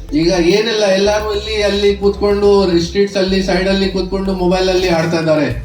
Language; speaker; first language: Kannada; non-native, fluent; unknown